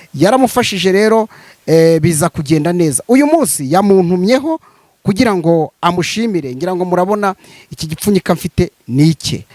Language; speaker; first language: Kinyarwanda; native; Kinyarwanda